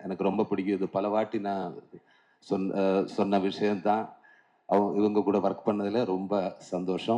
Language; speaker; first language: Tamil; non-native, fluent; Malayalam